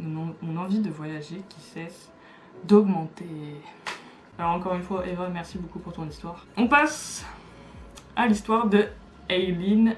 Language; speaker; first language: French; native; French